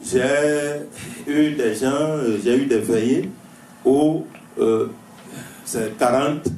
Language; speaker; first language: French; native; French